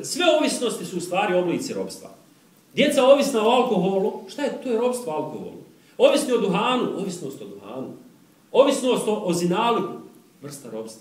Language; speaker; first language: Serbian; native; Serbian